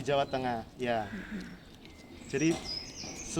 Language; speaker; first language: Indonesian; native; Indonesian